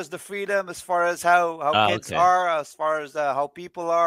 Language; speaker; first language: English; non-native, local second language; Filipino